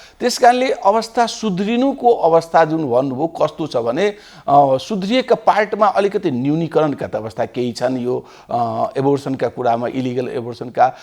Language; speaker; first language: Nepali; non-native, local second language; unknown